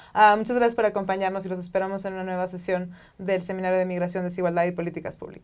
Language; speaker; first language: Spanish; native; Spanish